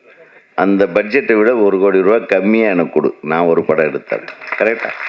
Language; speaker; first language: Tamil; native; Tamil